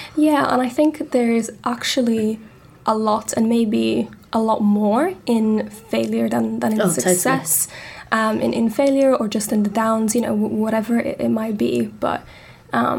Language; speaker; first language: English; non-native, fluent; Italian